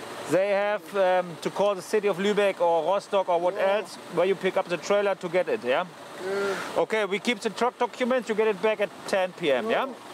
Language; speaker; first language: English; non-native, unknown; German